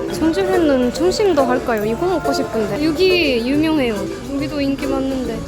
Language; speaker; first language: Korean; non-native, learner; Japanese